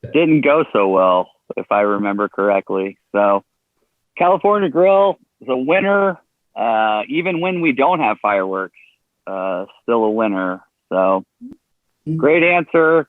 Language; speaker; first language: English; native; English